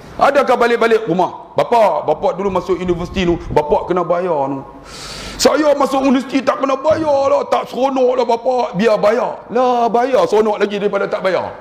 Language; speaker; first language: Malay; native; Malay